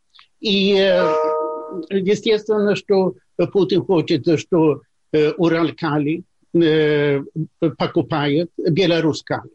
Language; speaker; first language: Russian; non-native, fluent; Swedish